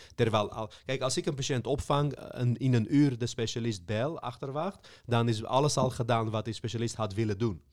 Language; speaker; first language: Dutch; early bilingual, other home language; Armenian